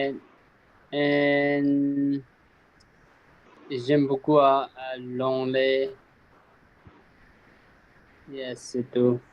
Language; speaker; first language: French; non-native, learner; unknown